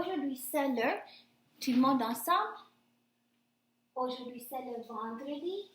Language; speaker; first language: French; non-native, fluent; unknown